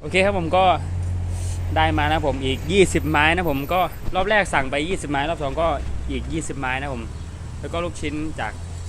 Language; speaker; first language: Thai; native; Thai